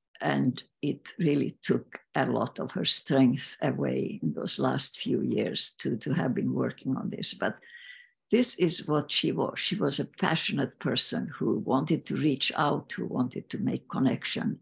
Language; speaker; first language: English; non-native, fluent; Swedish